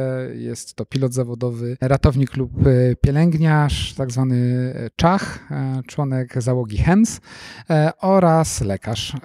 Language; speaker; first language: Polish; native; Polish